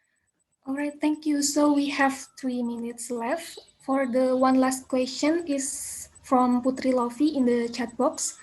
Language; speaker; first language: English; non-native, learner; Indonesian